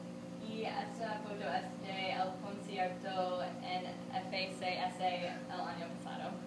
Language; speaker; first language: Spanish; non-native, learner; English